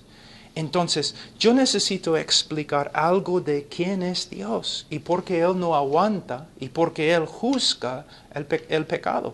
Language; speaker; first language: Spanish; non-native, fluent; English